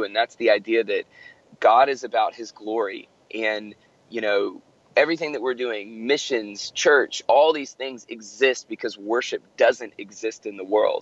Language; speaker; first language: English; native; English